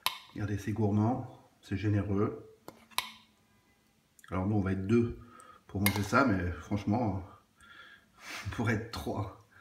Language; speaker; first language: French; native; French